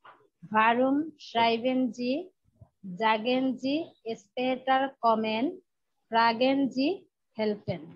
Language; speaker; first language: German; non-native, learner; Bangla